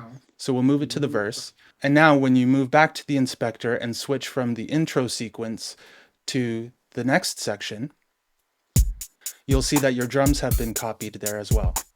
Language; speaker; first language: English; native; English